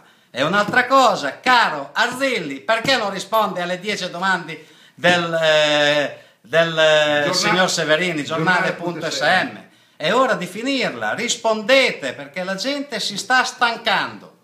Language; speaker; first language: Italian; native; Italian